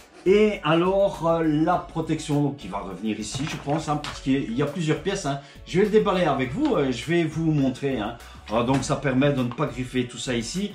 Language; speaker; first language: French; native; French